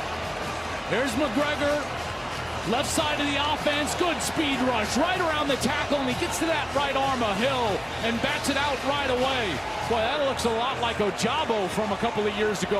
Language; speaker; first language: English; native; English